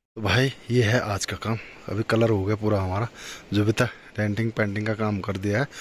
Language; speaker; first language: Hindi; native; Hindi